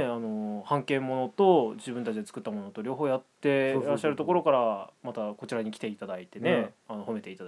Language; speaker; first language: Japanese; native; Japanese